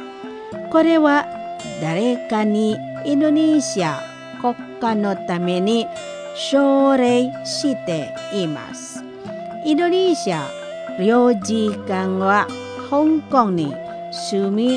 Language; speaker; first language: Japanese; non-native, fluent; Indonesian